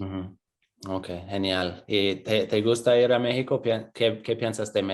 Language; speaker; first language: Spanish; non-native, fluent; English